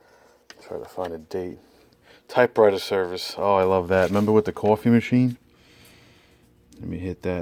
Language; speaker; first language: English; native; English